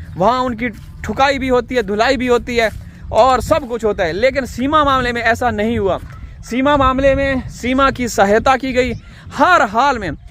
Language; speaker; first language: Urdu; non-native, local second language; Punjabi